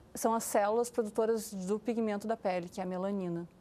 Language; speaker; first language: Portuguese; native; Portuguese